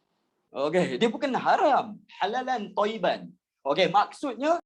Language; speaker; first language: Malay; native; Malay